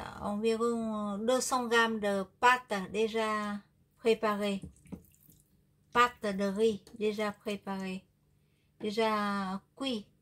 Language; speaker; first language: French; non-native, learner; Vietnamese